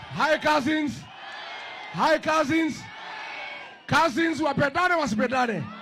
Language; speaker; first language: Swahili; non-native, local second language; Kikuyu